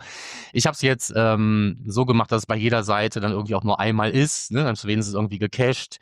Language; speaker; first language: German; native; German